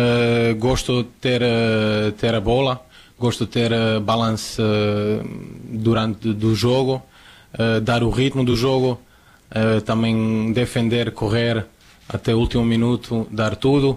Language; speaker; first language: Portuguese; non-native, fluent; Croatian